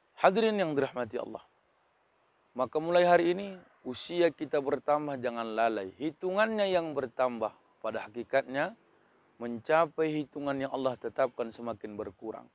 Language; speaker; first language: Malay; native; Malay